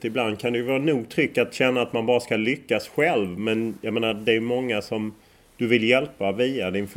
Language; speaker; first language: Swedish; native; Swedish